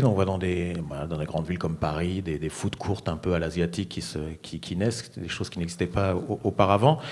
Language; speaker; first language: French; native; French